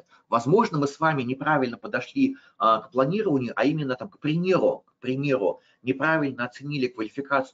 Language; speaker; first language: Russian; native; Russian